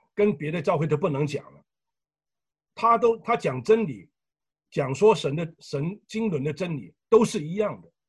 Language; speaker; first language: Chinese; native; Chinese